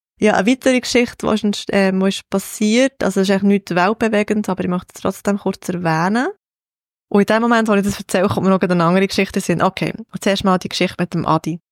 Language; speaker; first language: German; native; German